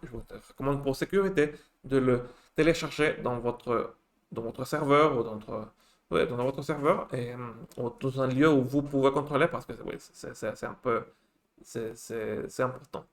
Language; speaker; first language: French; non-native, fluent; Spanish